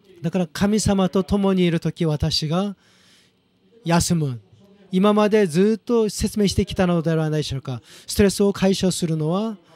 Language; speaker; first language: Japanese; non-native, fluent; Korean